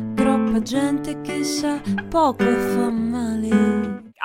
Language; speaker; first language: English; non-native, fluent; Italian